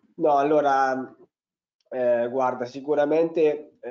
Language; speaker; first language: Italian; native; Italian